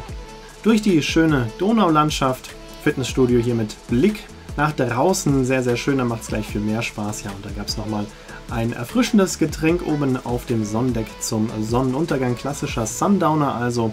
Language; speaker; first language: German; native; German